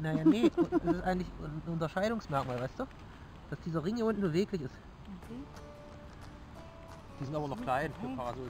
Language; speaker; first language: German; native; German